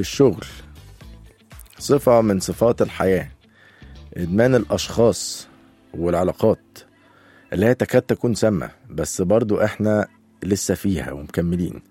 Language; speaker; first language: Arabic; native; Arabic